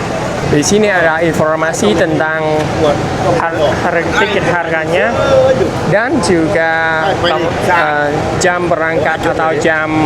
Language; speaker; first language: Indonesian; non-native, fluent; Vietnamese